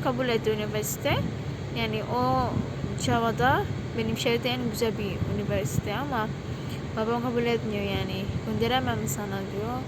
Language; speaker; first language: Turkish; non-native, learner; Indonesian